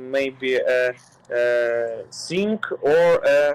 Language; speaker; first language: English; non-native, learner; Ukrainian